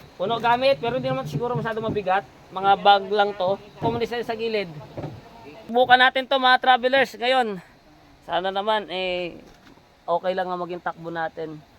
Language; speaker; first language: Filipino; native; Filipino